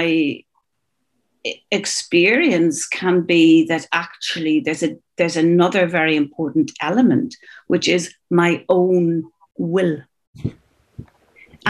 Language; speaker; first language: English; native; English